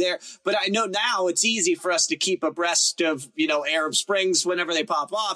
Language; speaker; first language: English; native; English